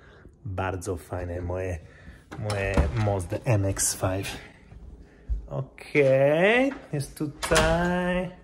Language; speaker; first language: Polish; non-native, learner; English